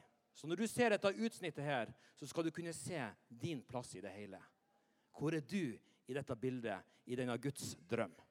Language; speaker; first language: Norwegian; native; Norwegian